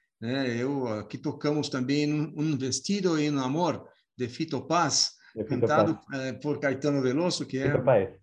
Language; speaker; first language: Portuguese; non-native, fluent; Spanish